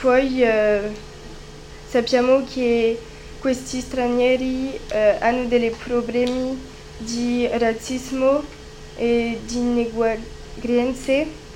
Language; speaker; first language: Italian; non-native, learner; French